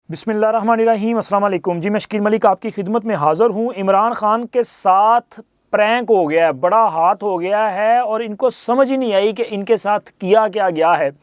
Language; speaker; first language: Urdu; non-native, local second language; Punjabi